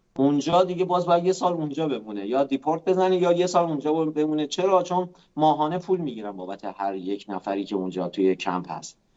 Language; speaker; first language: Persian; native; Persian